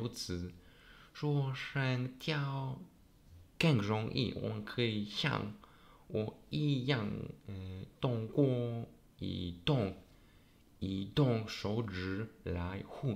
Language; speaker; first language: Chinese; non-native, learner; Polish